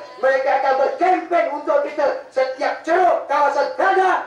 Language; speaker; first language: Malay; native; Malay